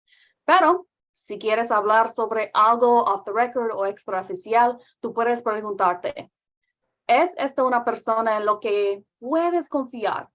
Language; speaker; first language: Spanish; non-native, learner; English